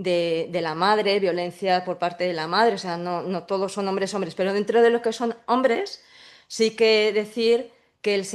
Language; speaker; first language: Spanish; native; Spanish